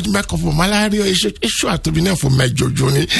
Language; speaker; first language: Hungarian; non-native, fluent; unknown